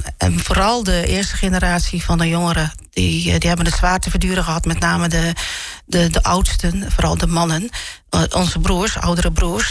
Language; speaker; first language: Dutch; early bilingual, other home language; Malay